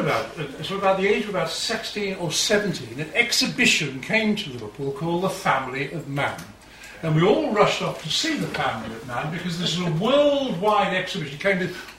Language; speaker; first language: English; native; English